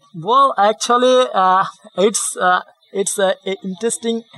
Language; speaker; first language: English; non-native, learner; Bangla